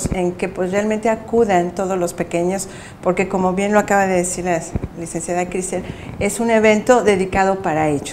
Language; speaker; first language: Spanish; native; Spanish